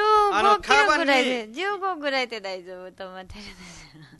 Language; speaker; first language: Japanese; non-native, learner; Nepali